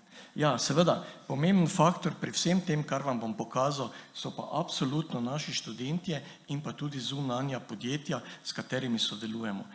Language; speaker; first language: Slovenian; native; Slovenian